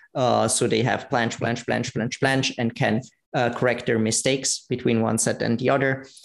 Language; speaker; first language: English; non-native, fluent; Italian